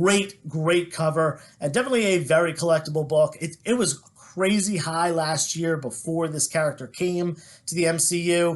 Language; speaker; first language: English; native; English